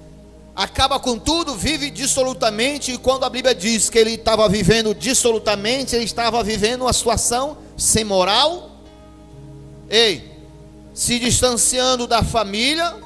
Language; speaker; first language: Portuguese; native; Portuguese